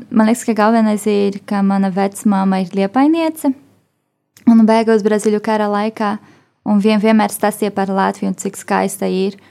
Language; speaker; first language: Latvian; non-native, fluent; Portuguese